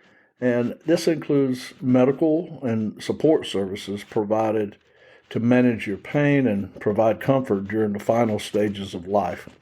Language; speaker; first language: English; native; English